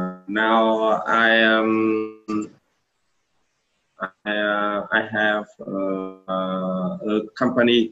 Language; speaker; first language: English; non-native, learner; Vietnamese